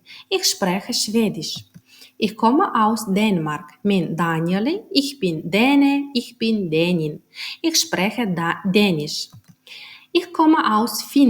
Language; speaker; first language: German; non-native, fluent; Turkmen